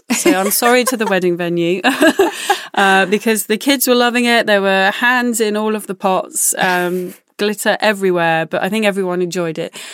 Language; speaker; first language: English; native; English